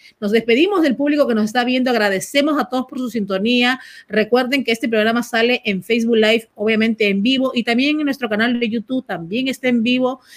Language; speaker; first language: Spanish; native; Spanish